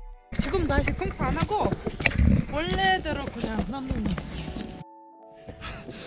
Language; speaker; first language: Korean; non-native, fluent; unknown